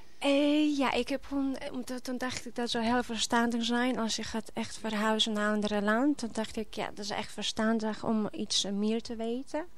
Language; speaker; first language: Dutch; non-native, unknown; Polish